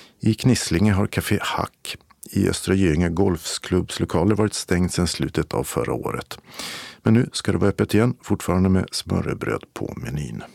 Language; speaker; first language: Swedish; native; Swedish